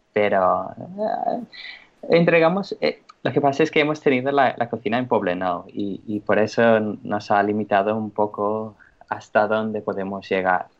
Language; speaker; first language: Spanish; non-native, fluent; English